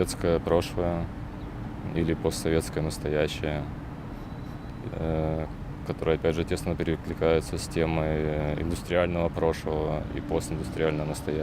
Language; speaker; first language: Russian; native; Russian